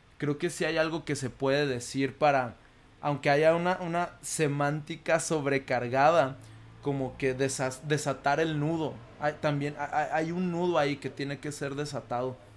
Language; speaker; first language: Spanish; early bilingual, heritage; Spanish